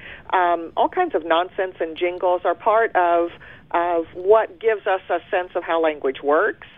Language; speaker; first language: English; early bilingual, other home language; German